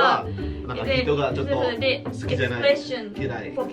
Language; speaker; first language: Japanese; non-native, fluent; Indonesian